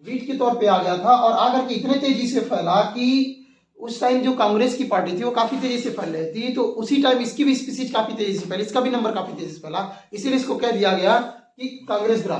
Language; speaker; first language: Hindi; native; Hindi